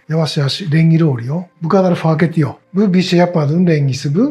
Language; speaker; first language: Turkish; non-native, learner; Japanese